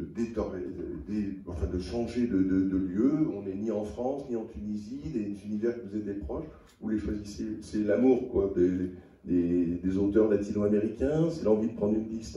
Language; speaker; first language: French; native; French